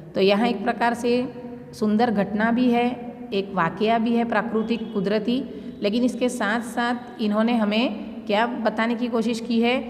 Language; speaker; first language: Urdu; non-native, local second language; Gujarati